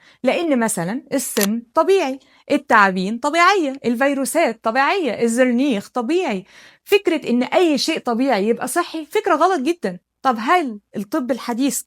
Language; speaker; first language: Arabic; native; Arabic